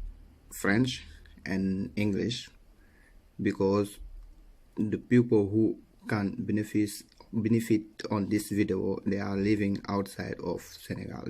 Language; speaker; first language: English; non-native, learner; Wolof